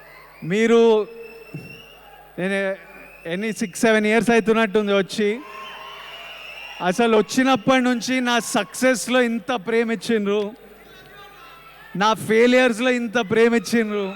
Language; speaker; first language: Telugu; native; Telugu